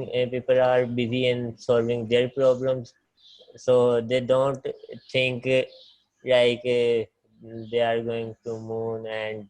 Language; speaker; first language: English; non-native, learner; Punjabi